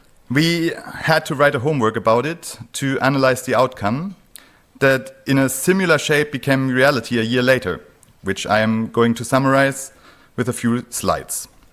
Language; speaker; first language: English; non-native, fluent; German